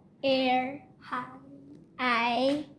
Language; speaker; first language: English; non-native, learner; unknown